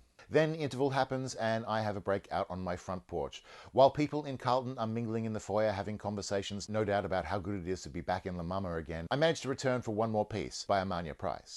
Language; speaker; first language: English; native; English